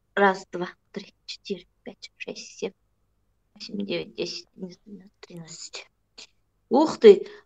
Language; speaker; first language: Russian; non-native, fluent; Turkish